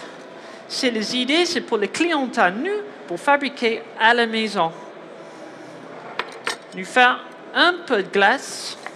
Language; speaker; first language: French; non-native, learner; English